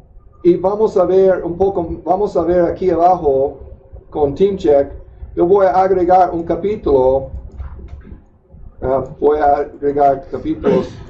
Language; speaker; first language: Spanish; non-native, fluent; English